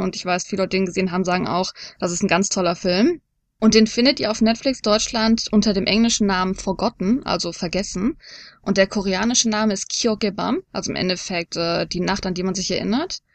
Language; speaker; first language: German; native; German